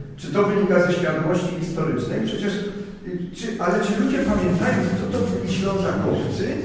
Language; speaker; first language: Polish; native; Polish